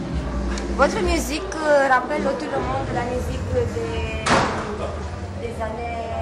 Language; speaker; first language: French; non-native, fluent; Romanian